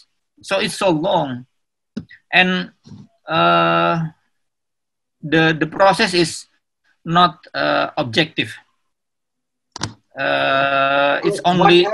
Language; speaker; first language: English; non-native, learner; Indonesian